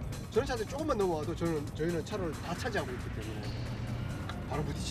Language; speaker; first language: Korean; native; Korean